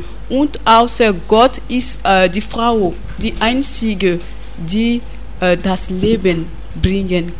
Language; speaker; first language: German; non-native, learner; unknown